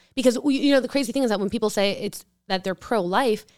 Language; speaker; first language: English; early bilingual, other home language; Spanish